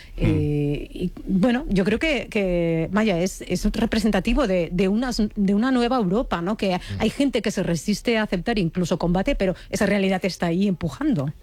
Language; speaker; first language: Spanish; native; Spanish